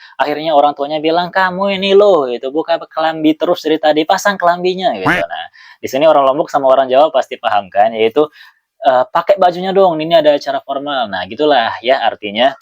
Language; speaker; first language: Indonesian; non-native, local second language; Sasak